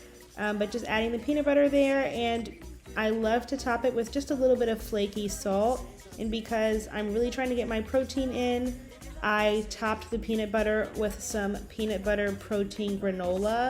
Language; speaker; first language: English; native; English